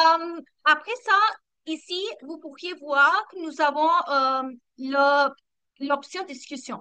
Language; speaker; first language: French; non-native, learner; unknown